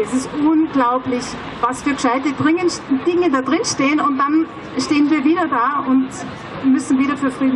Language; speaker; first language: German; native; German